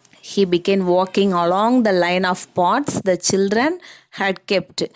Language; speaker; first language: English; non-native, local second language; Tamil